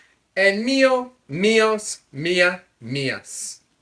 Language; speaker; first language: Spanish; non-native, fluent; French